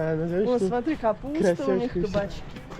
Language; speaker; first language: Russian; native; Russian